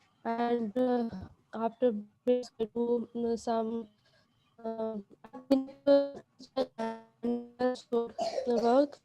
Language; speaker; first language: English; non-native, learner; Urdu